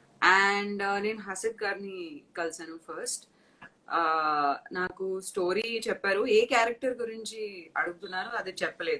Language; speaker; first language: Telugu; non-native, fluent; Tamil